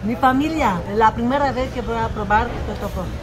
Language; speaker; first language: Spanish; non-native, fluent; Romanian